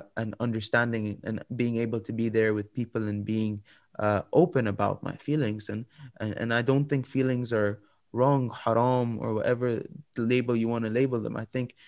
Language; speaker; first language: English; non-native, fluent; Arabic